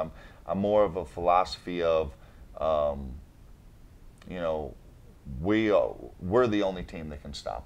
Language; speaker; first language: English; native; English